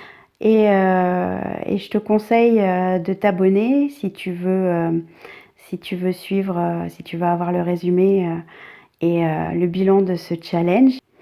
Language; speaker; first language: French; native; French